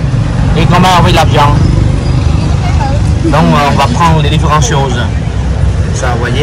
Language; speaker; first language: French; non-native, fluent; Khmer